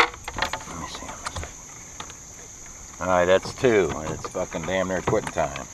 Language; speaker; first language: English; native; English